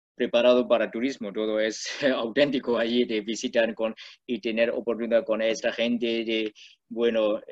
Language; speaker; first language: Spanish; non-native, learner; Burmese